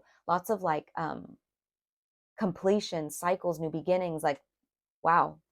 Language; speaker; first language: English; native; English